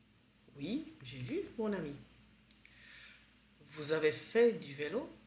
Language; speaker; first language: French; non-native, fluent; Czech